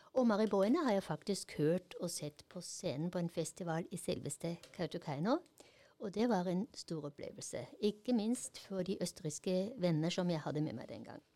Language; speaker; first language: Norwegian; non-native, fluent; German